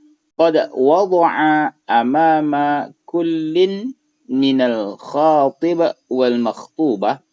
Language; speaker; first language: Arabic; non-native, fluent; Indonesian